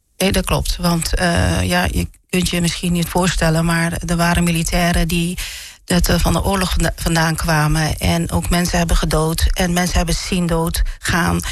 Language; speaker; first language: Dutch; early bilingual, other home language; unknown